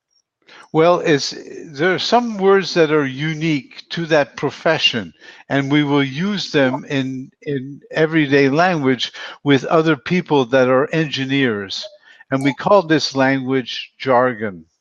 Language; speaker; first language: English; non-native, fluent; Spanish